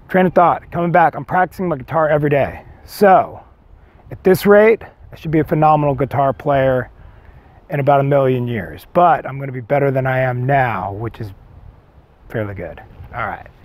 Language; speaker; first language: English; native; English